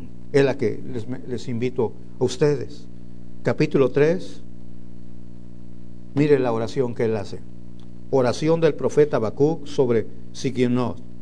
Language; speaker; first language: Spanish; native; Spanish